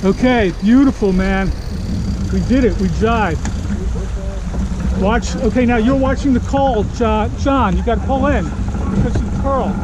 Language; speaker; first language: English; native; English